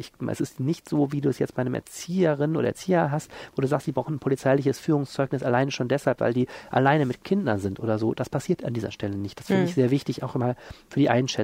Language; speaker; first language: German; native; German